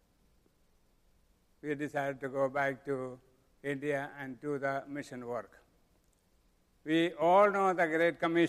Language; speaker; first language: English; non-native, local second language; Malayalam